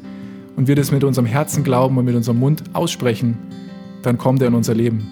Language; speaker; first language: German; native; German